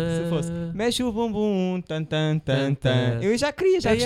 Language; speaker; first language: Portuguese; native; Portuguese